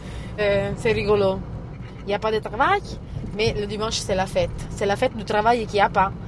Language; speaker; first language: French; non-native, fluent; Italian